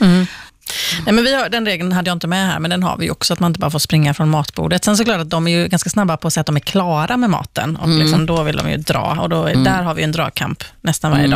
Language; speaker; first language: Swedish; native; Swedish